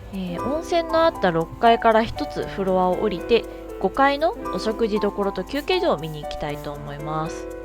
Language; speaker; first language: Japanese; native; Japanese